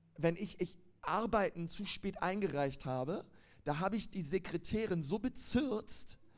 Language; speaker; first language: German; native; German